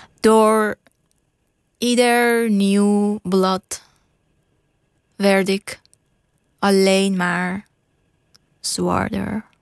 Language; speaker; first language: Dutch; non-native, fluent; Persian